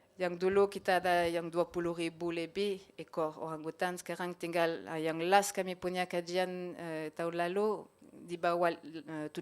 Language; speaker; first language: Malay; non-native, fluent; French